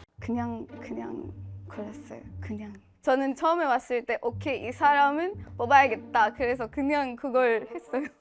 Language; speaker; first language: Korean; non-native, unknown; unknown